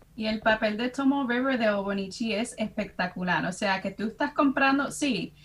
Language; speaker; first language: Spanish; early bilingual, heritage; Spanish